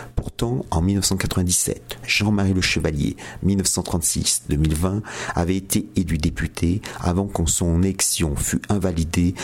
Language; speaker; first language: French; native; French